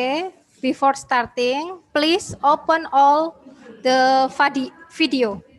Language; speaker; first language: English; non-native, learner; Indonesian